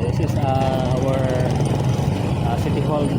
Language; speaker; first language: English; non-native, learner; Cebuano